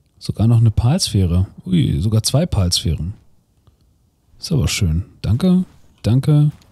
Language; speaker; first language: German; native; German